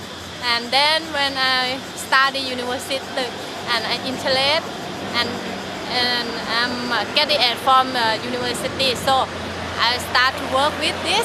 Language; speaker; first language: English; non-native, learner; Thai